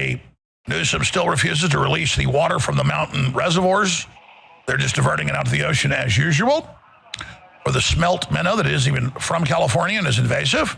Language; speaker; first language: English; native; English